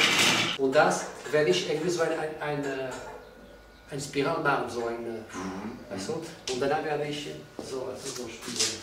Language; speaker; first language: German; non-native, learner; Portuguese